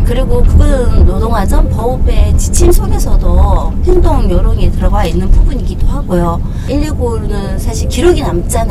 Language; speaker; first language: Korean; native; Korean